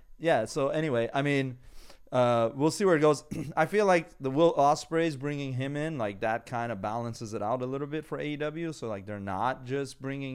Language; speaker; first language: English; non-native, fluent; Persian